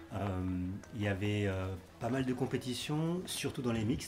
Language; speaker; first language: French; native; French